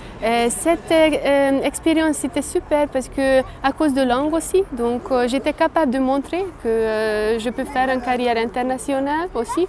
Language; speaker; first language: French; non-native, fluent; Hungarian